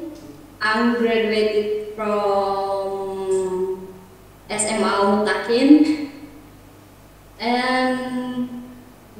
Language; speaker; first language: English; non-native, learner; Indonesian